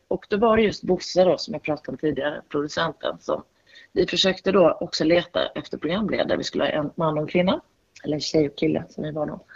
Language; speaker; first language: Swedish; native; Swedish